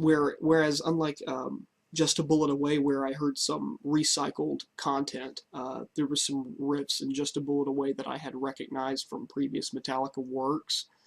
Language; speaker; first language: English; native; English